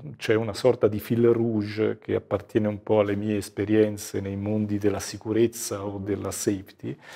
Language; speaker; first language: Italian; native; Italian